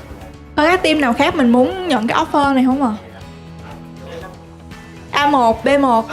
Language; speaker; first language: Vietnamese; native; Vietnamese